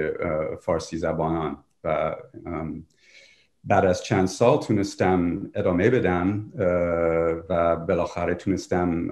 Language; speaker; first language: Persian; non-native, fluent; English